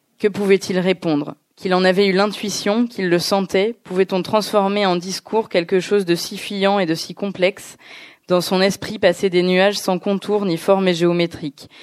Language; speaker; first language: French; native; French